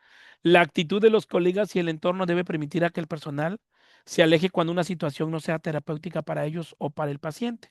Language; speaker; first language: Spanish; native; Spanish